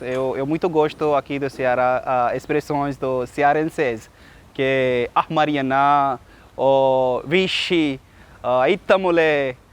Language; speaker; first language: Portuguese; non-native, learner; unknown